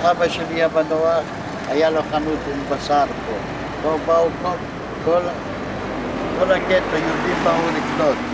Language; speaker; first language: Hebrew; non-native, fluent; Yiddish